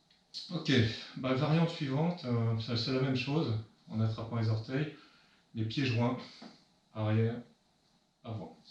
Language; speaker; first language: French; native; French